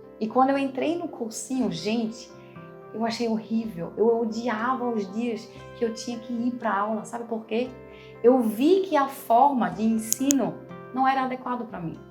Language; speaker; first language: Portuguese; non-native, fluent; German